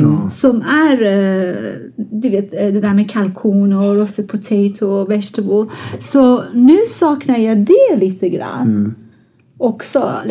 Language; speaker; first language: Swedish; non-native, fluent; Persian